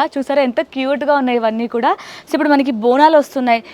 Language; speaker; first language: Telugu; native; Telugu